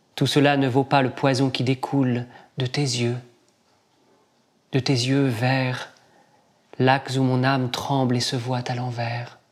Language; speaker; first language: French; native; French